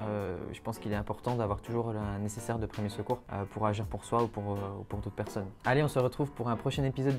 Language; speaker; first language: French; native; French